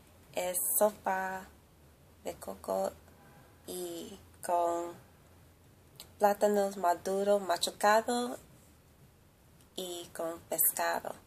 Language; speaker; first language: Spanish; early bilingual, heritage; English